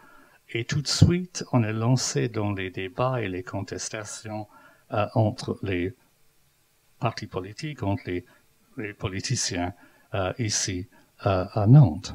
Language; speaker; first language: French; non-native, fluent; English